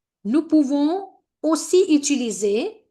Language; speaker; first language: French; non-native, fluent; Hindi